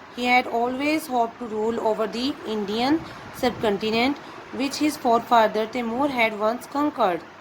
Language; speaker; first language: English; non-native, local second language; Urdu